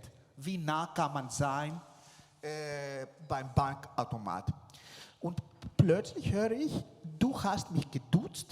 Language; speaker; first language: German; non-native, fluent; Greek